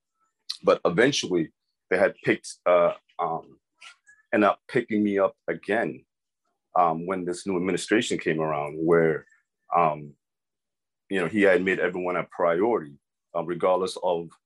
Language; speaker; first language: English; early bilingual, other home language; Khmer